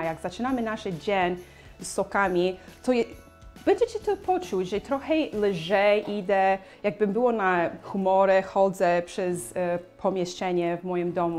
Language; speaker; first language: Polish; non-native, learner; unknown